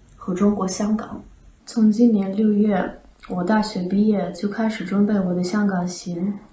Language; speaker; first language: Chinese; non-native, fluent; Ukrainian